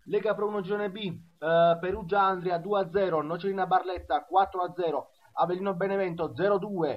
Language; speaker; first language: Italian; native; Italian